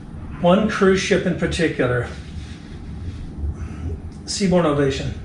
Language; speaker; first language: English; native; English